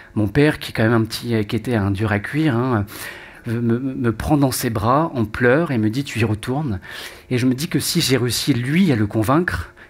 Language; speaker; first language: French; native; French